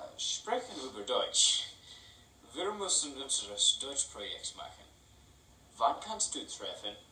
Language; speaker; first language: German; non-native, learner; English